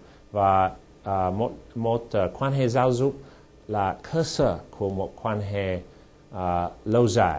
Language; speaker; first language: Vietnamese; non-native, fluent; English